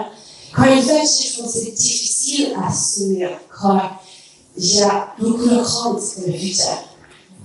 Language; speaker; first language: French; non-native, learner; English